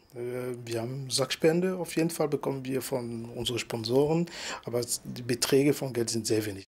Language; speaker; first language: German; non-native, fluent; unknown